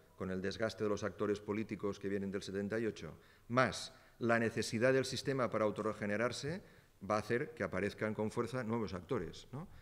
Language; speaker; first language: Spanish; native; Spanish